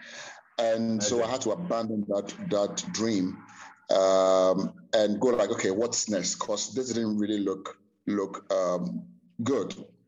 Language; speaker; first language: English; non-native, local second language; Akan